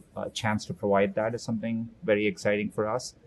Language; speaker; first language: English; non-native, local second language; Tamil